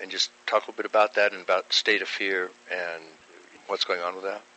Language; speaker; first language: English; native; English